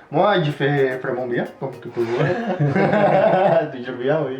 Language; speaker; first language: French; non-native, fluent; Indonesian